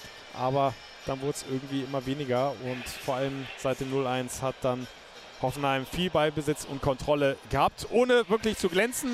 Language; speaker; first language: German; native; German